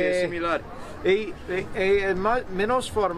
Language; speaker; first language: Spanish; non-native, fluent; English